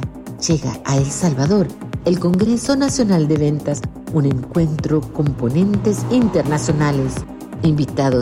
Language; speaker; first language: Spanish; native; Spanish